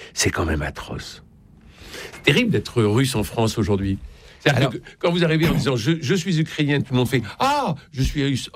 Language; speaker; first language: French; native; French